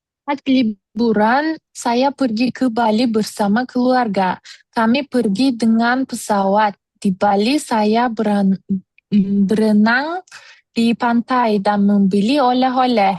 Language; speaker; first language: Indonesian; non-native, learner; Turkish